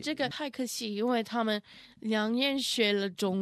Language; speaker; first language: Chinese; non-native, learner; Russian